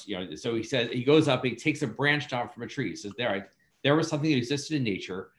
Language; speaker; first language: English; native; English